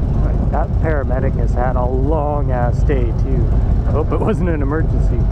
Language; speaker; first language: English; native; English